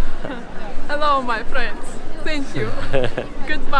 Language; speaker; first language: English; non-native, learner; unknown